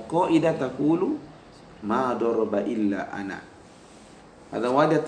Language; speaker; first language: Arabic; non-native, fluent; Indonesian